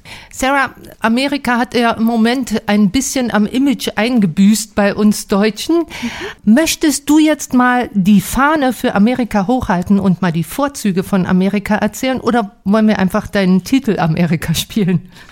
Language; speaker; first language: German; native; German